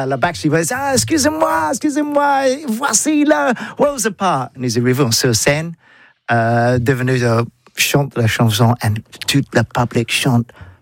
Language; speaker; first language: French; non-native, learner; English